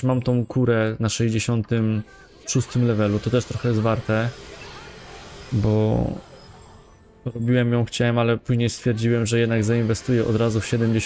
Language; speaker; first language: Polish; native; Polish